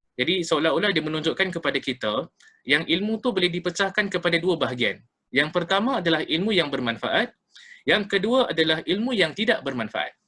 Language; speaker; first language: Malay; native; Malay